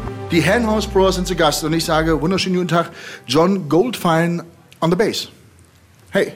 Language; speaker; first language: German; native; German